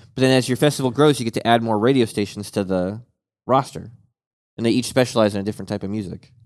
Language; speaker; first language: English; native; English